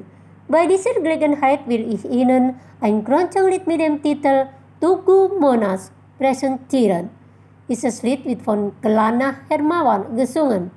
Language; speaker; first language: German; non-native, fluent; Indonesian